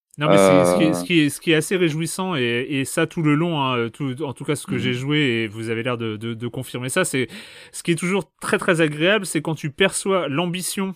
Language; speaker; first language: French; native; French